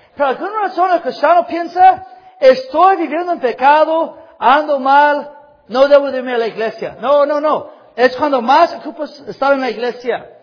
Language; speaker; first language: Spanish; non-native, fluent; English